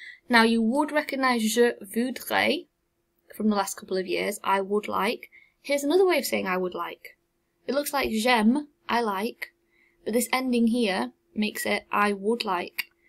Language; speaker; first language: English; native; English